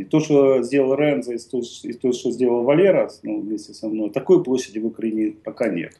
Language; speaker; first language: Russian; native; Russian